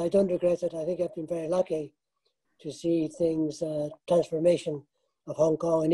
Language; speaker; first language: English; native; English